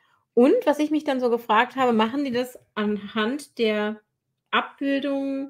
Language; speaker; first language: German; native; German